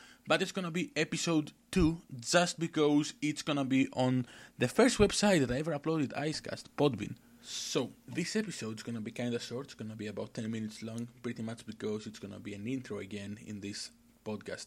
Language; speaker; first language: English; non-native, fluent; Greek